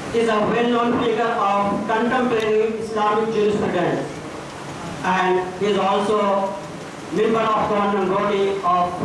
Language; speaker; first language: English; non-native, local second language; Urdu